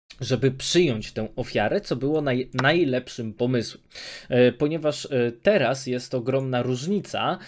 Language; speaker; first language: Polish; native; Polish